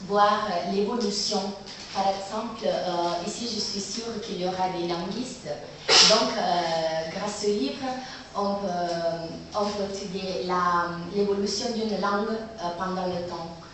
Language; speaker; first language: French; non-native, learner; Italian